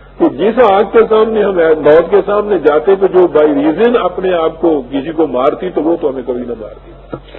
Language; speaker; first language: Urdu; native; Urdu